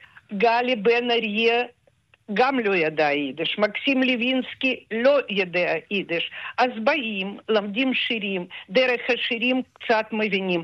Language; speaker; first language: Hebrew; non-native, fluent; Russian